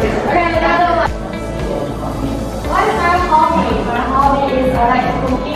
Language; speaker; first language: English; non-native, local second language; Hakka Chinese